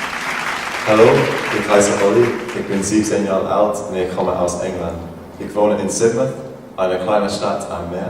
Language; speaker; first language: German; non-native, learner; English